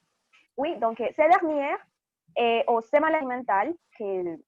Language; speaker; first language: French; non-native, fluent; Spanish